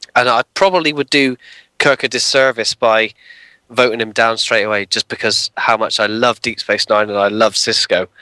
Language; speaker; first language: English; native; English